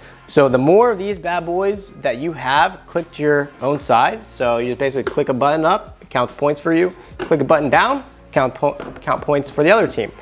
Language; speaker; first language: English; native; English